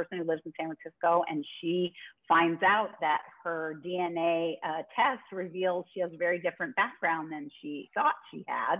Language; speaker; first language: English; native; English